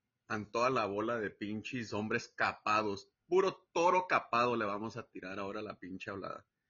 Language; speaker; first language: Spanish; early bilingual, heritage; Spanish